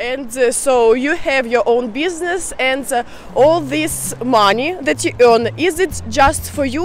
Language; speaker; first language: English; non-native, fluent; Russian